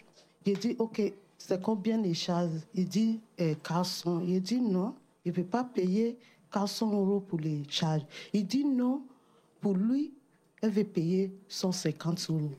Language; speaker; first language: French; non-native, learner; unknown